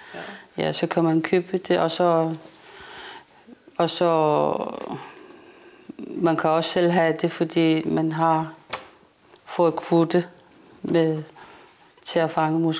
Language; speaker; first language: Danish; non-native, local second language; Kalaallisut